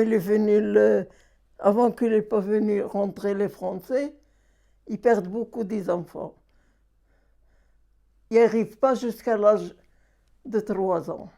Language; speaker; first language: French; non-native, learner; Arabic